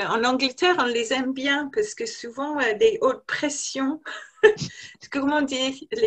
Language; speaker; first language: French; non-native, fluent; English